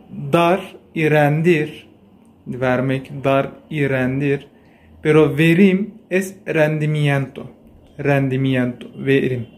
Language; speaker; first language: Spanish; non-native, fluent; Turkish